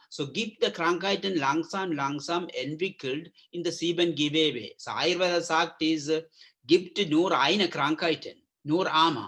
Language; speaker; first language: German; non-native, learner; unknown